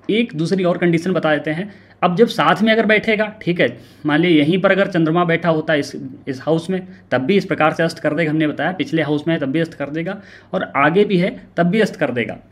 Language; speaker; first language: Hindi; native; Hindi